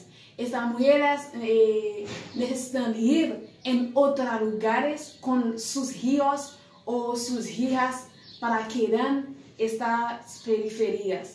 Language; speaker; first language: Spanish; non-native, learner; Haitian Creole